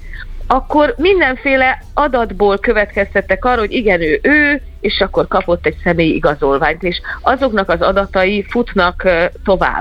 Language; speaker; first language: Hungarian; native; Hungarian